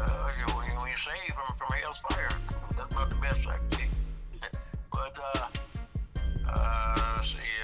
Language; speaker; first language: English; native; English